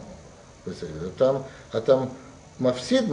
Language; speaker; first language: Hebrew; non-native, fluent; Russian